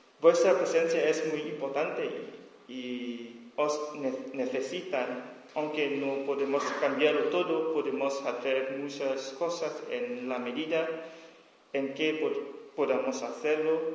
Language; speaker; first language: Spanish; non-native, learner; S'gaw Karen